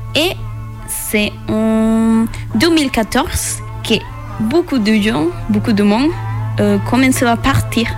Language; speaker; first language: French; non-native, learner; Spanish